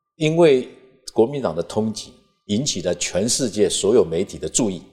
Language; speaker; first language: Chinese; native; Chinese